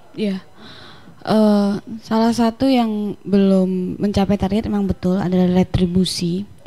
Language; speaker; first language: Indonesian; native; Indonesian